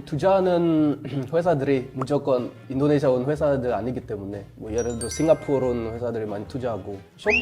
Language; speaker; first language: Korean; non-native, fluent; Indonesian